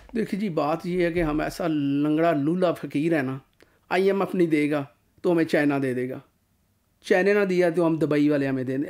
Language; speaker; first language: Urdu; non-native, local second language; Punjabi